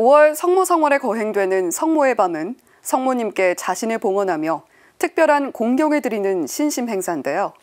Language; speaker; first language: Korean; native; Korean